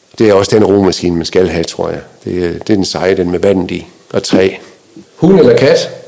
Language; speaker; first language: Danish; native; Danish